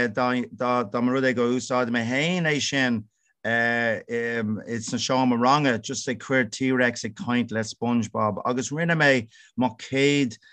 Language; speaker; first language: Irish; non-native, local second language; English